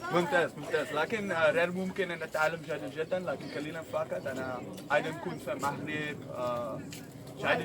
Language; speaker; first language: Arabic; non-native, learner; Dutch